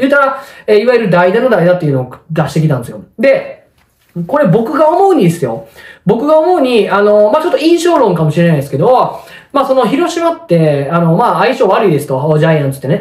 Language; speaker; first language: Japanese; native; Japanese